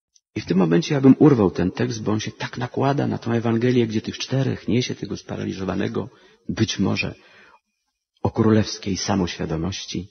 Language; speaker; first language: Polish; native; Polish